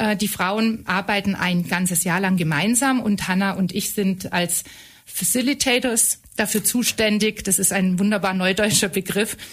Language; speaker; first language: German; native; German